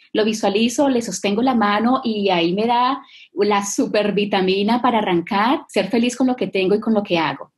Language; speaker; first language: Spanish; native; Spanish